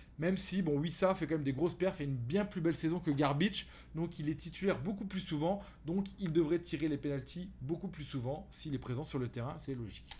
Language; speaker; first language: French; native; French